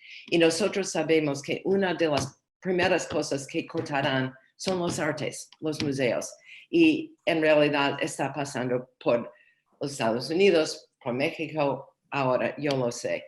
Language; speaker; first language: Spanish; non-native, learner; English